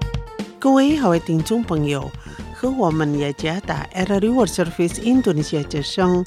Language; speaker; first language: Chinese; non-native, fluent; Indonesian